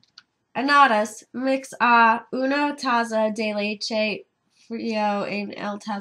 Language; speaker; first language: Spanish; non-native, learner; English